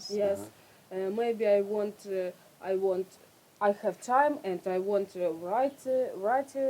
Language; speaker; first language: English; non-native, learner; Russian